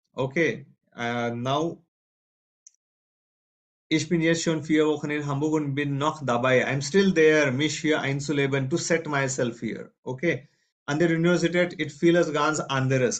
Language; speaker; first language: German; non-native, fluent; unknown